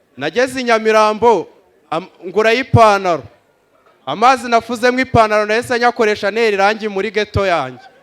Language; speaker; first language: Kinyarwanda; native; Kinyarwanda